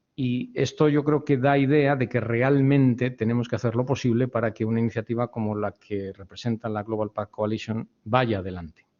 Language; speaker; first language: Spanish; native; Spanish